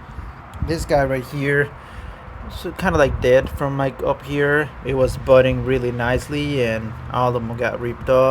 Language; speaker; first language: English; non-native, fluent; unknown